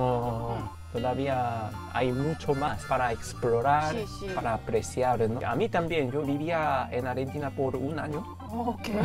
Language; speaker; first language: Spanish; non-native, learner; Korean